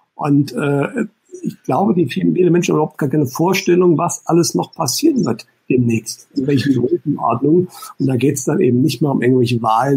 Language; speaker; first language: German; native; German